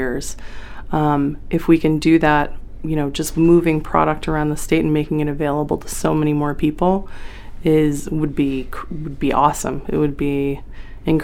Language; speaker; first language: English; native; English